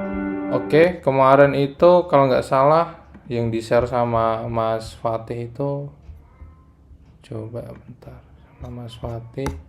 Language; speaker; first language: Indonesian; native; Indonesian